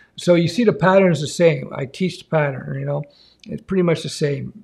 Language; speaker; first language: English; native; English